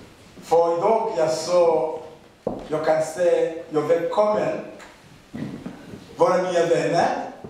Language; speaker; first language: Swedish; non-native, learner; Rundi